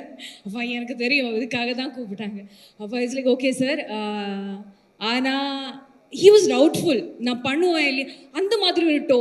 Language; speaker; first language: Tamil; non-native, learner; Malayalam